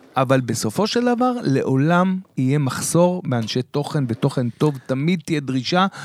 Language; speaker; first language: Hebrew; native; Hebrew